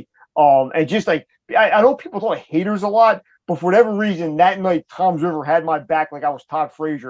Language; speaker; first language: English; native; English